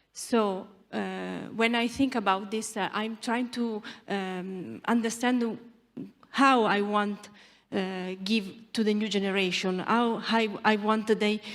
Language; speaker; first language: English; non-native, learner; Italian